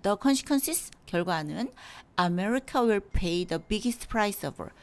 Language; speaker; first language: English; non-native, fluent; Korean